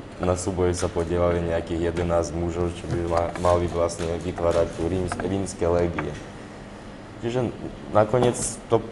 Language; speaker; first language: Slovak; non-native, fluent; Ukrainian